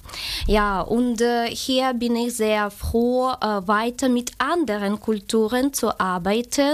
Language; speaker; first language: German; non-native, fluent; Ukrainian